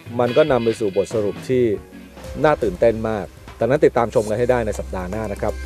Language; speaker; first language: Thai; native; Thai